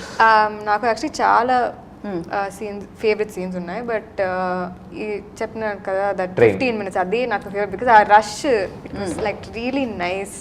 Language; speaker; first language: Telugu; non-native, local second language; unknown